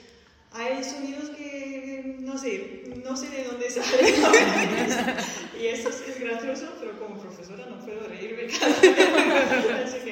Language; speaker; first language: Spanish; non-native, fluent; Dutch